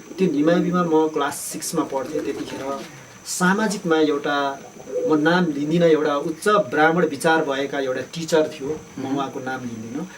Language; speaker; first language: Nepali; non-native, local second language; Limbu